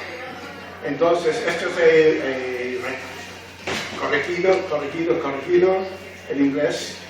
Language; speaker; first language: Spanish; non-native, fluent; English